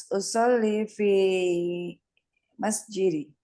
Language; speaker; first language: Arabic; non-native, learner; Indonesian